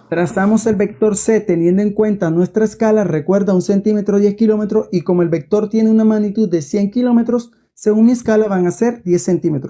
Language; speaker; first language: Spanish; native; Spanish